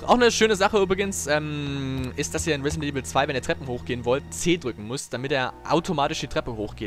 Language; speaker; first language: German; native; German